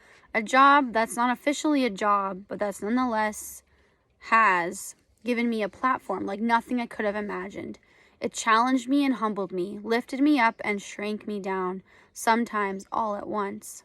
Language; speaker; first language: English; native; English